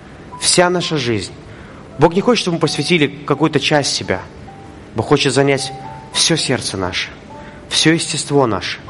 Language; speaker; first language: Russian; native; Russian